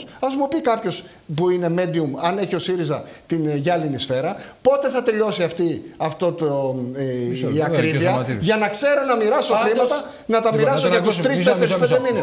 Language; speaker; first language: Greek; native; Greek